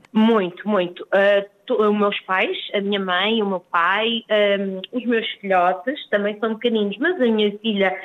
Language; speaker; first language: Portuguese; native; Portuguese